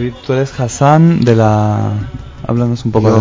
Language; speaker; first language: Spanish; native; Spanish